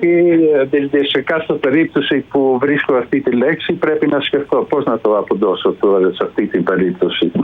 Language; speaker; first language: Greek; non-native, fluent; Dutch